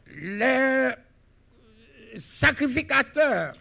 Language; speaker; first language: French; native; French